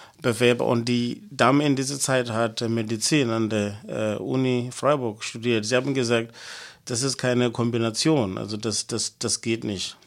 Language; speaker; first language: German; non-native, fluent; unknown